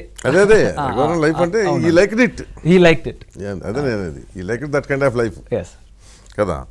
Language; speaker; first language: Telugu; native; Telugu